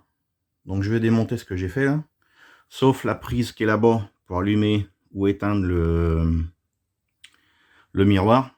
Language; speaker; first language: French; native; French